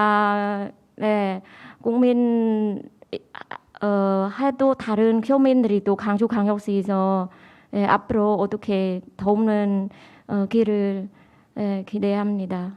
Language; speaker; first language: Korean; non-native, learner; Khmer